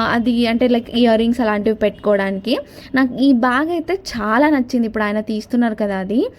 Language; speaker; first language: Telugu; non-native, local second language; Kannada